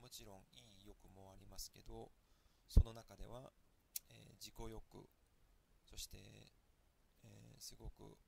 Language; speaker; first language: Japanese; non-native, fluent; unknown